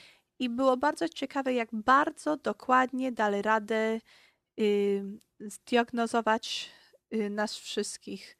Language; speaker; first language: Polish; early bilingual, heritage; Polish